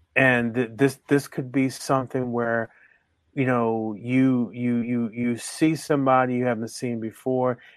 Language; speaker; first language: English; native; English